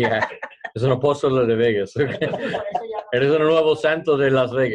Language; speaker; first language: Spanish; non-native, learner; English